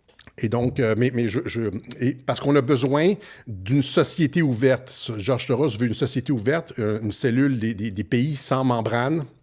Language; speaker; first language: French; native; French